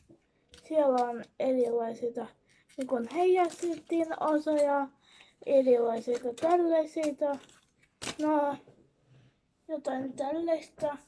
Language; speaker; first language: Finnish; non-native, learner; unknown